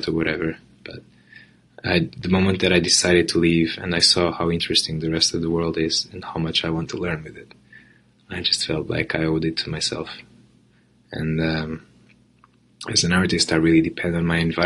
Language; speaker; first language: English; non-native, fluent; Portuguese